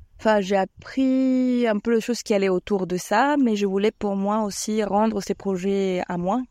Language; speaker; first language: French; non-native, fluent; Spanish